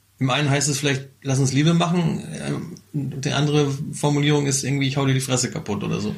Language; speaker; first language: German; native; German